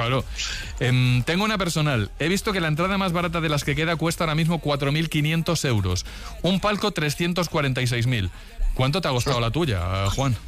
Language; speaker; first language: Spanish; native; Spanish